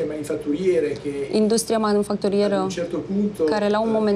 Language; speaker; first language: Romanian; non-native, fluent; Italian